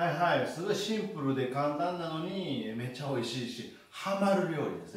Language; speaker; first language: Japanese; native; Japanese